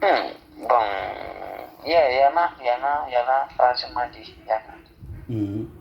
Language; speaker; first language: French; non-native, fluent; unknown